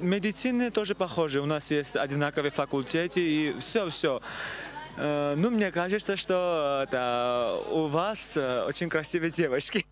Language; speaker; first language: Ukrainian; non-native, learner; Georgian